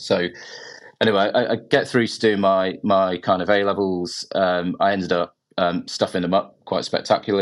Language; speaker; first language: English; native; English